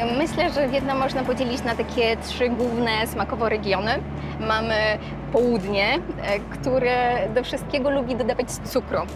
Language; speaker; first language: Polish; early bilingual, other home language; Vietnamese